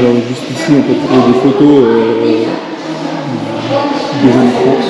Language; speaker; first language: French; native; French